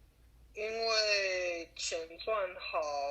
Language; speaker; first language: Chinese; early bilingual, heritage; English